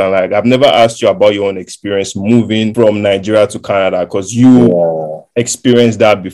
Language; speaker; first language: English; non-native, local second language; Yoruba